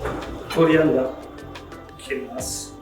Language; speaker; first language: Japanese; non-native, learner; Arabic